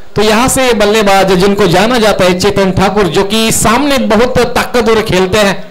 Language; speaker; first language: Hindi; non-native, local second language; Marathi